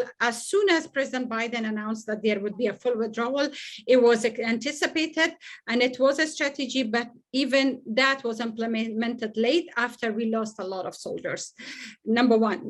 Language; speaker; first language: English; non-native, fluent; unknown